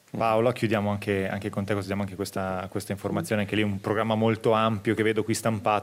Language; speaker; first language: Italian; native; Italian